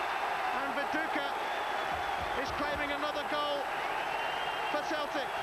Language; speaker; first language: English; native; English